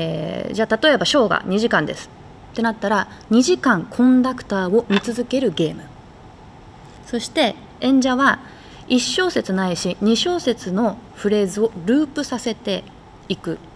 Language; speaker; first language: Japanese; native; Japanese